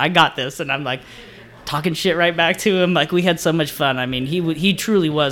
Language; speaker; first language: English; native; English